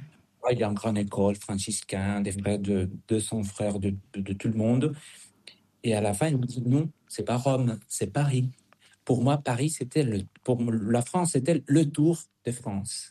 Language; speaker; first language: French; non-native, fluent; Spanish